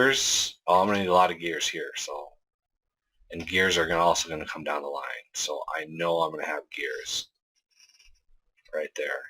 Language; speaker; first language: English; native; English